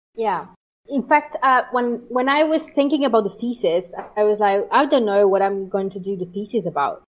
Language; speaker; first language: English; non-native, fluent; Italian